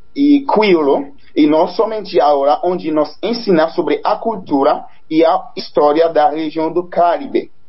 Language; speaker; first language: Portuguese; non-native, fluent; Haitian Creole